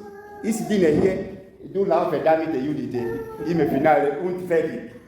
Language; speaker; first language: German; non-native, learner; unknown